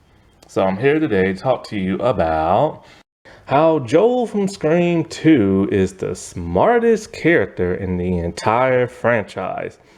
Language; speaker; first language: English; native; English